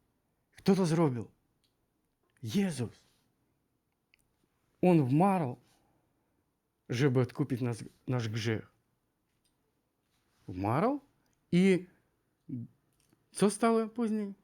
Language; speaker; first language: Ukrainian; non-native, learner; Russian